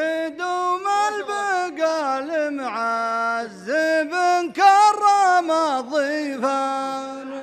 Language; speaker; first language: Arabic; native; Arabic